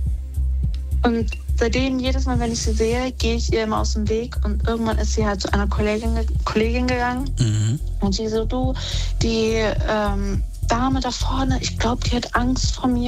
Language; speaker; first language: German; native; German